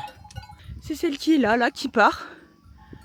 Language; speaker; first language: French; native; French